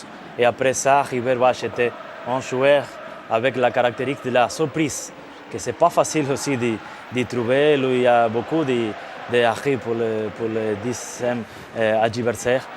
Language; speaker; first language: French; non-native, fluent; Spanish